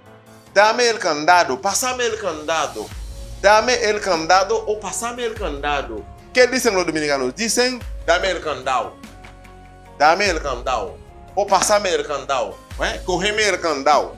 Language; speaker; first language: Spanish; non-native, fluent; Haitian Creole